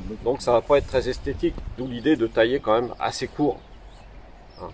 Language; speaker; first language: French; native; French